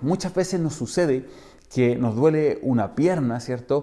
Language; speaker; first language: Spanish; native; Spanish